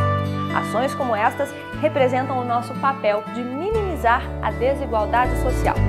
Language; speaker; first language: Portuguese; native; Portuguese